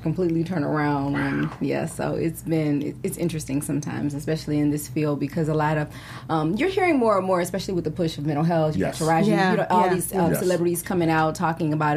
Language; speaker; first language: English; native; English